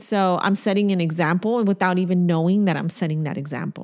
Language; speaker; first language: English; early bilingual, other home language; Spanish